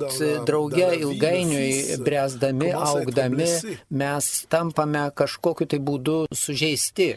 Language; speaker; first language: Lithuanian; non-native, fluent; Italian